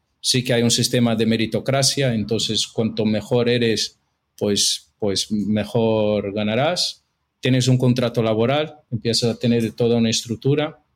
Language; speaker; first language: Spanish; non-native, fluent; Portuguese